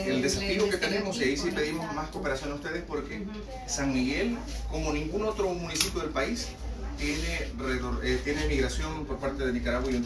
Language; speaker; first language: Spanish; native; Spanish